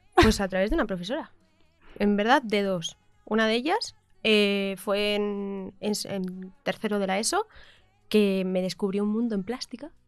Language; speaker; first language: Spanish; native; Spanish